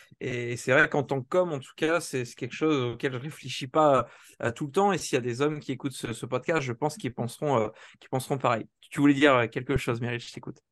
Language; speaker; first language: French; native; French